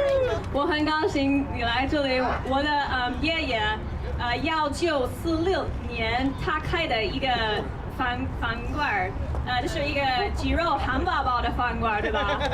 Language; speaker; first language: Chinese; non-native, learner; English